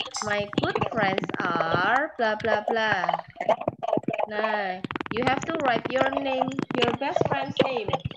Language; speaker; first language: English; non-native, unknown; Indonesian